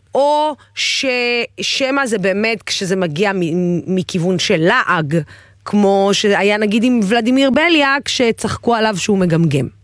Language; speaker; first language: Hebrew; non-native, local second language; Arabic